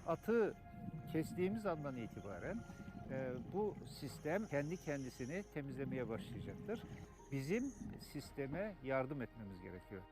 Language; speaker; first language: Turkish; native; Turkish